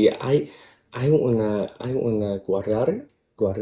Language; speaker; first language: Spanish; non-native, fluent; Cantonese